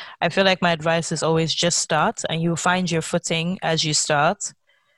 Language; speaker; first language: English; non-native, local second language; Yoruba